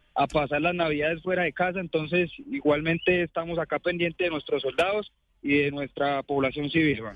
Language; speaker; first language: Spanish; native; Spanish